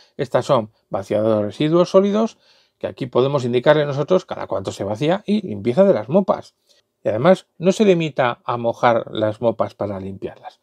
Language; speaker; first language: Spanish; native; Spanish